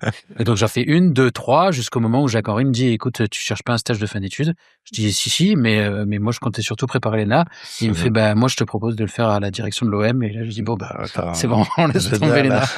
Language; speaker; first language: French; native; French